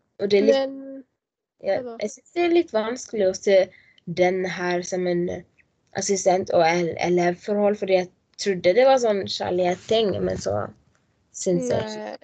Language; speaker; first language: Norwegian; non-native, learner; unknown